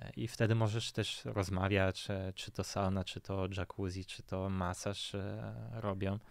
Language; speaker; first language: Polish; non-native, fluent; Italian